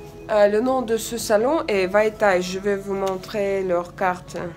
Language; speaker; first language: French; non-native, fluent; Russian